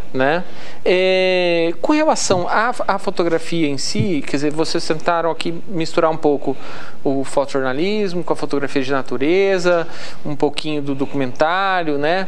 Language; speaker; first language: Portuguese; native; Portuguese